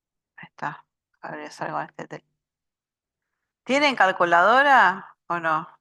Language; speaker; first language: Spanish; native; Spanish